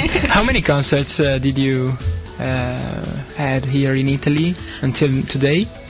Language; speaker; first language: English; non-native, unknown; Italian